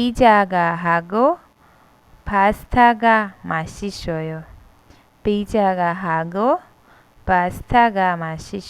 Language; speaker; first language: Korean; non-native, learner; Hindi